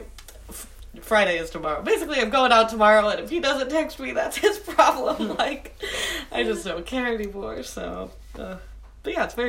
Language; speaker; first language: English; native; English